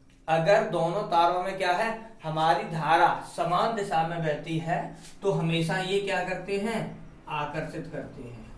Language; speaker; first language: Hindi; native; Hindi